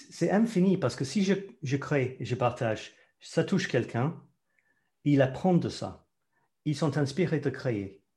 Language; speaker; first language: French; non-native, fluent; English